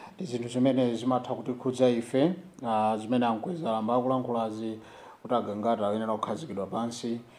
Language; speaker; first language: Nyanja; native; Nyanja